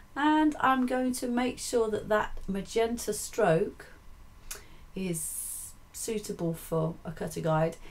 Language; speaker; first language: English; native; English